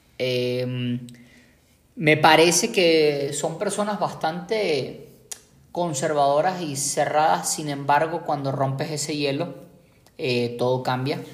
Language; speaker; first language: Spanish; native; Spanish